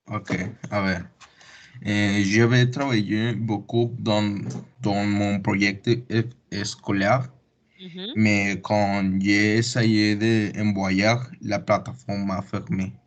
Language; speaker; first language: French; non-native, learner; Spanish